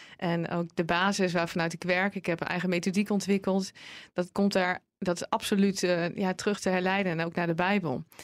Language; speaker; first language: Dutch; native; Dutch